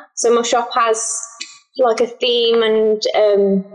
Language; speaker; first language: English; native; English